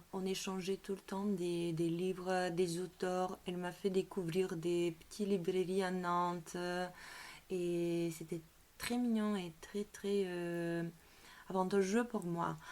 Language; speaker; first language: French; non-native, fluent; Bulgarian